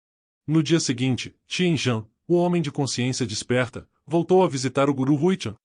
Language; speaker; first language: Portuguese; native; Portuguese